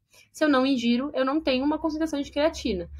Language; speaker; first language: Portuguese; native; Portuguese